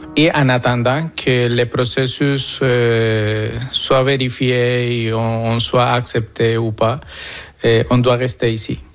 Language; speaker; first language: French; non-native, fluent; Spanish